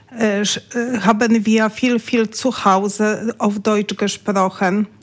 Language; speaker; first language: German; non-native, learner; Polish